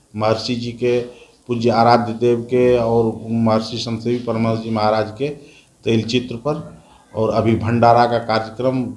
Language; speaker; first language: Hindi; native; Hindi